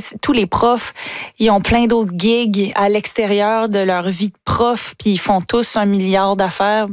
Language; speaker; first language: French; native; French